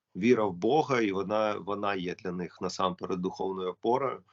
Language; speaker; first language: Ukrainian; non-native, local second language; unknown